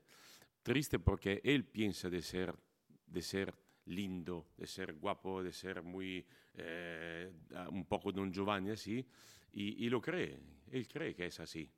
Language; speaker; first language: Spanish; non-native, fluent; Italian